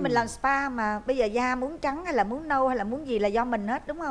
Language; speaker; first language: Vietnamese; native; Vietnamese